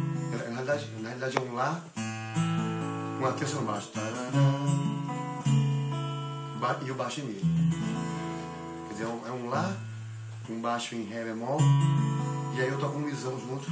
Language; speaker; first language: Portuguese; native; Portuguese